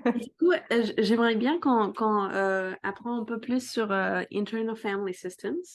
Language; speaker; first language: French; non-native, fluent; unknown